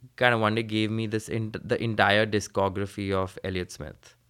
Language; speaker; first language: English; non-native, local second language; Hindi